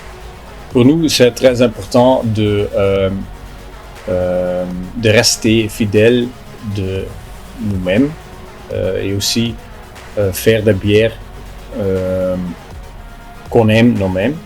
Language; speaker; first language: French; non-native, local second language; Dutch